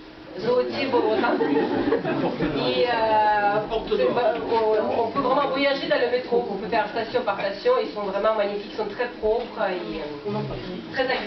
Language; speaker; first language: French; non-native, fluent; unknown